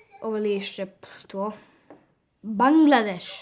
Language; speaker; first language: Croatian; early bilingual, heritage; Bosnian